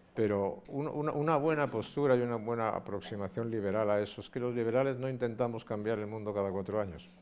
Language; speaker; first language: Spanish; native; Spanish